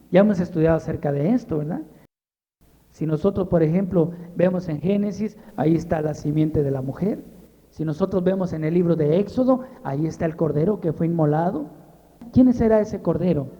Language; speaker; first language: Spanish; native; Spanish